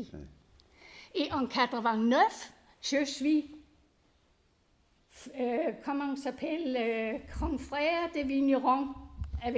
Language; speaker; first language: French; non-native, learner; Danish